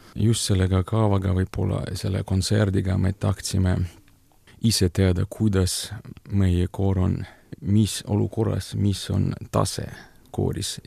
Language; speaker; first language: Estonian; non-native, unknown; Ukrainian